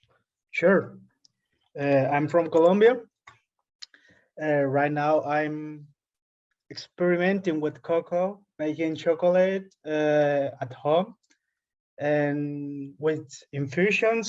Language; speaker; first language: English; non-native, fluent; Spanish